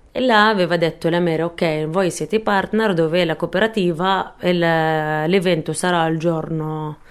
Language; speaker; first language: Italian; non-native, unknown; Arabic